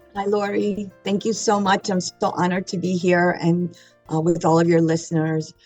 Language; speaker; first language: English; native; English